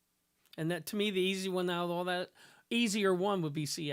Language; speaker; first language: English; native; English